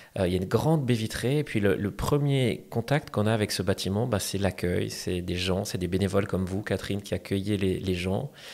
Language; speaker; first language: French; native; French